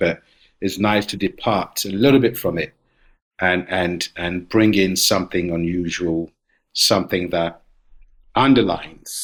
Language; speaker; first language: English; non-native, local second language; Akan